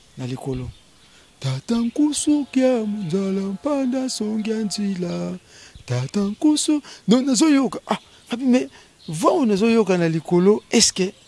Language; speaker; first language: Lingala; non-native, local second language; Kongo